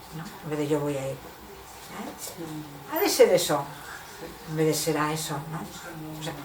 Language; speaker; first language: Spanish; non-native, local second language; Basque